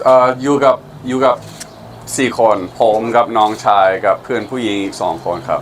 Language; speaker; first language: Thai; non-native, learner; English